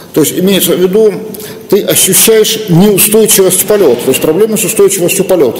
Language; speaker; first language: Russian; native; Russian